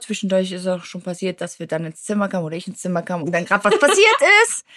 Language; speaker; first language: German; native; German